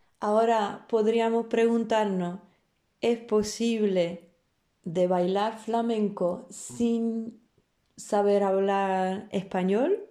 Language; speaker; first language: Spanish; non-native, fluent; Polish